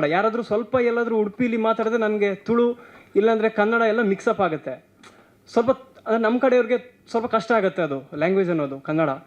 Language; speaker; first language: Kannada; non-native, local second language; Tulu